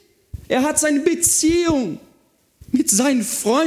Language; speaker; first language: German; non-native, fluent; Portuguese